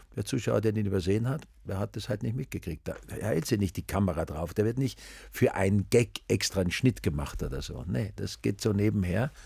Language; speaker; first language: German; native; German